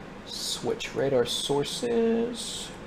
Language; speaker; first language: English; native; English